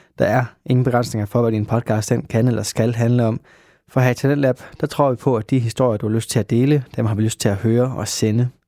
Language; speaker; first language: Danish; native; Danish